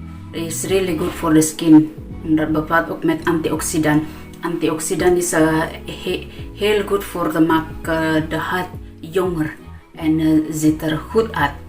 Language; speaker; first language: Dutch; non-native, learner; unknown